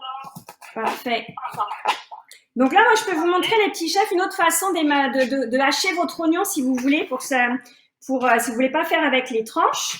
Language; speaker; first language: French; native; French